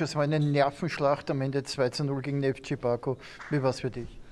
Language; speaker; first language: German; native; German